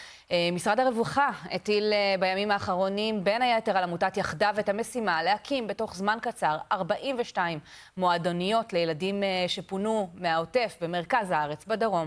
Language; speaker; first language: Hebrew; native; Hebrew